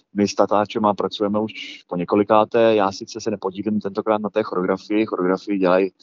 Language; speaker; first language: Czech; early bilingual, heritage; Czech